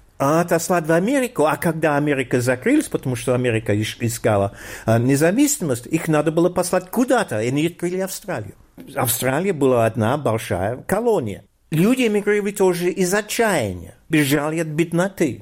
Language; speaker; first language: Russian; non-native, fluent; English